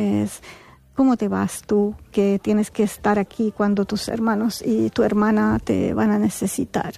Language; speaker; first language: Spanish; non-native, fluent; Arabic